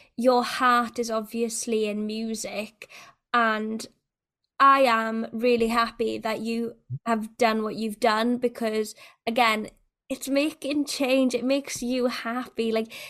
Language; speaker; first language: English; native; English